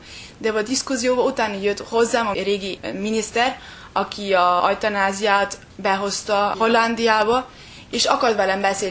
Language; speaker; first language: Hungarian; early bilingual, heritage; German